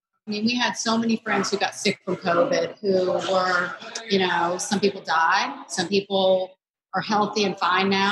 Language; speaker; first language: English; native; English